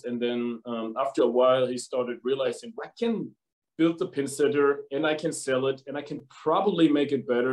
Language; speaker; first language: English; non-native, fluent; German